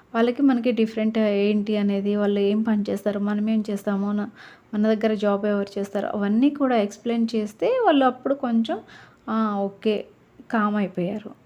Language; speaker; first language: Telugu; native; Telugu